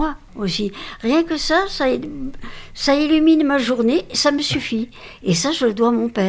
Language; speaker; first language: French; native; French